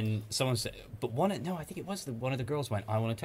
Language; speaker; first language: English; native; English